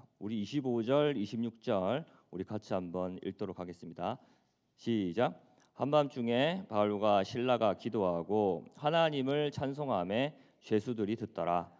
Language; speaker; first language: Korean; native; Korean